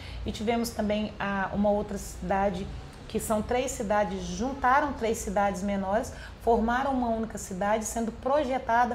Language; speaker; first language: Portuguese; native; Portuguese